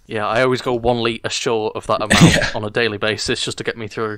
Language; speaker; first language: English; native; English